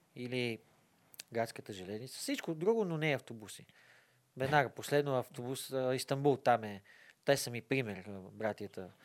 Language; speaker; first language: Bulgarian; native; Bulgarian